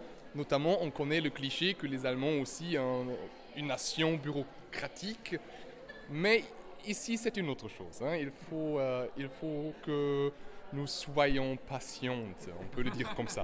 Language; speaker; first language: French; non-native, fluent; German